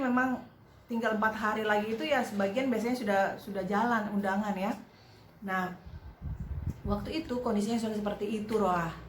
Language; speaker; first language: Indonesian; native; Indonesian